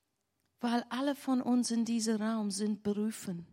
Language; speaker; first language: German; non-native, learner; English